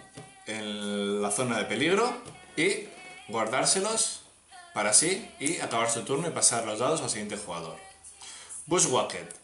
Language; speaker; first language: Spanish; native; Spanish